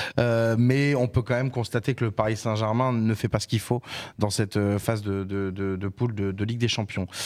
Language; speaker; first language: French; native; French